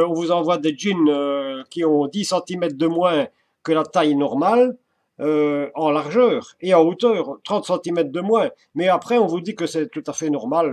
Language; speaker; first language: French; native; French